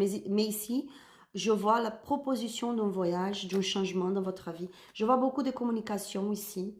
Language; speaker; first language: French; non-native, learner; Spanish